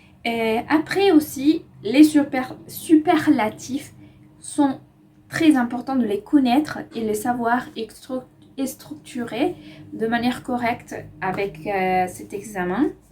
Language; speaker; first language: French; non-native, fluent; Spanish